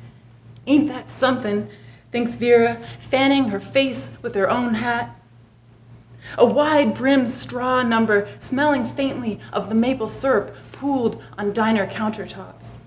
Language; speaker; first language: English; native; English